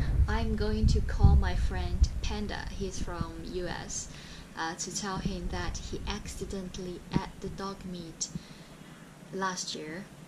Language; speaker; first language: English; non-native, fluent; Chinese